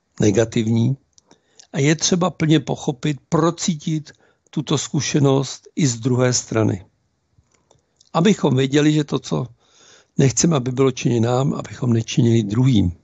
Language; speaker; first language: Czech; native; Czech